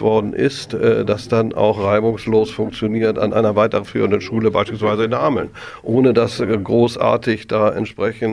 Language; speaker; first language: German; native; German